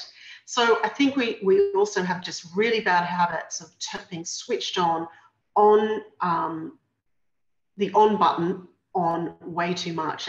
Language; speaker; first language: English; native; English